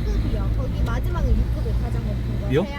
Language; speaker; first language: Korean; non-native, learner; Turkish